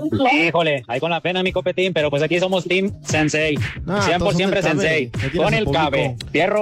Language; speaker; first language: Spanish; native; Spanish